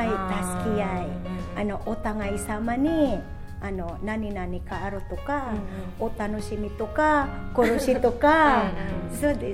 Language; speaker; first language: Japanese; non-native, learner; Filipino